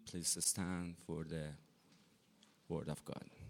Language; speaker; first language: English; non-native, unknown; Persian